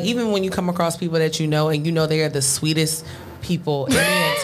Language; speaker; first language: English; native; English